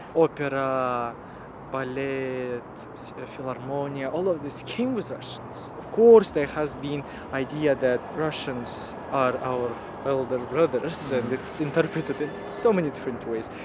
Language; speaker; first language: English; non-native, fluent; Russian